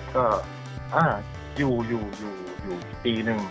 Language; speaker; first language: Thai; native; Thai